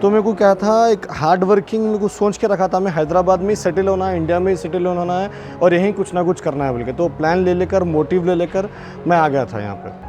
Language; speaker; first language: Hindi; non-native, local second language; Urdu